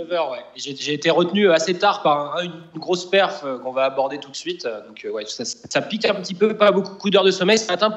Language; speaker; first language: French; native; French